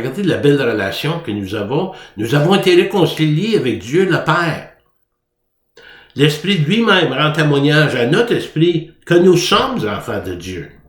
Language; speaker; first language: French; native; French